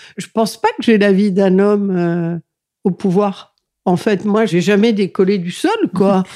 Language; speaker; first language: French; early bilingual, other home language; Catalan